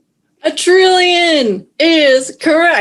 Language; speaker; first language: English; native; English